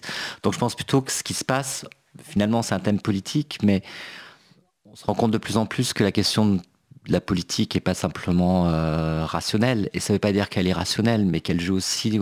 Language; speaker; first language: French; native; French